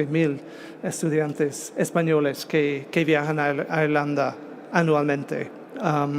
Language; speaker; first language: Spanish; non-native, fluent; English